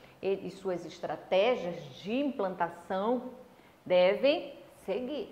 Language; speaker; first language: Portuguese; native; Portuguese